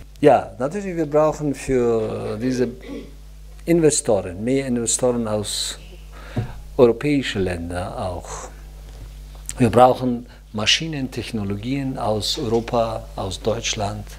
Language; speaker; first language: German; non-native, learner; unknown